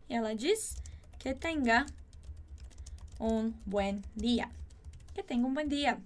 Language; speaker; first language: Spanish; non-native, fluent; Portuguese